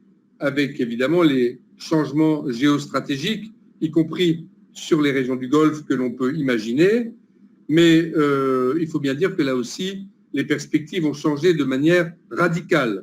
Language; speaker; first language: French; native; French